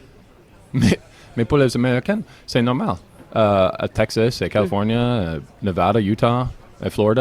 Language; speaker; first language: French; non-native, learner; English